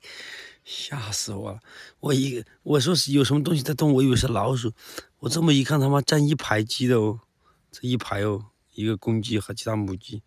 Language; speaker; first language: Chinese; native; Chinese